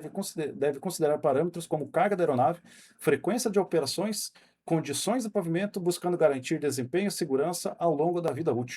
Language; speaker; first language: Portuguese; native; Portuguese